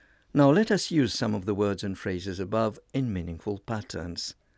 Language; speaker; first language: English; non-native, fluent; Romanian